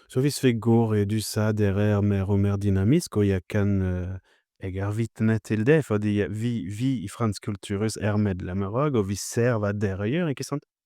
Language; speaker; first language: Norwegian; non-native, fluent; French